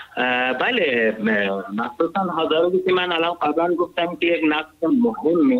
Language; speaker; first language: Persian; non-native, learner; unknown